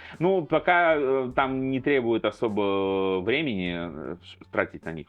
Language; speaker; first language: Russian; native; Russian